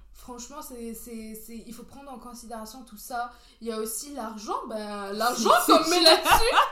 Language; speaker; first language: French; non-native, local second language; Kabyle